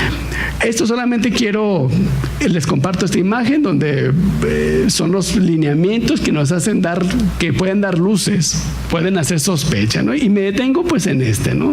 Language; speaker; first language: Spanish; native; Spanish